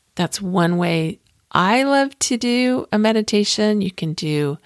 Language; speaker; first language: English; native; English